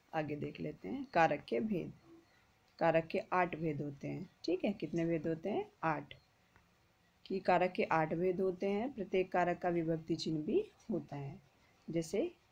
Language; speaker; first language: Hindi; native; Hindi